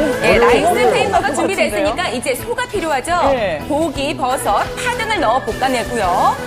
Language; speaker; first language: Korean; native; Korean